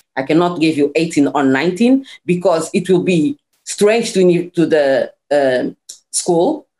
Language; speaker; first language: English; non-native, fluent; Portuguese